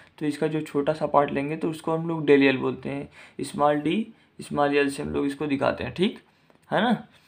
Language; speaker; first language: Hindi; native; Hindi